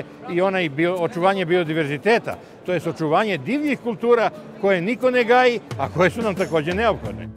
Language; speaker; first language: Serbian; native; Serbian